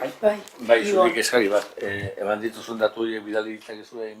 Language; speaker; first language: Basque; non-native, local second language; Spanish